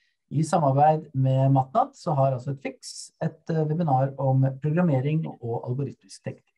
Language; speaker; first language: Norwegian; native; Norwegian